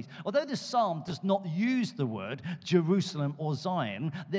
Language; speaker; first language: English; native; English